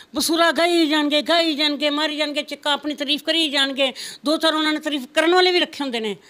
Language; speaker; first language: Punjabi; non-native, local second language; Rajasthani